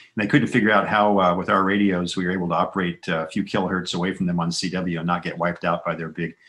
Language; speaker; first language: English; native; English